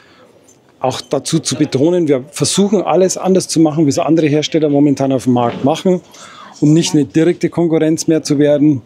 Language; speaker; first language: German; native; German